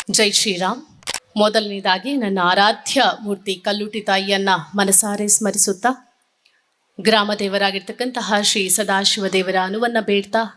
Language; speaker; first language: Kannada; non-native, local second language; Tulu